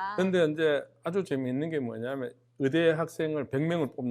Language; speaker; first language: Korean; native; Korean